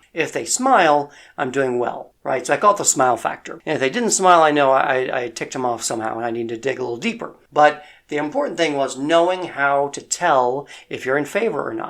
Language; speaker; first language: English; native; English